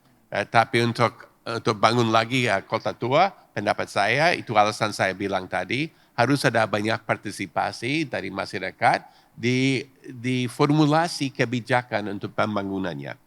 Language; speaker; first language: Indonesian; non-native, fluent; English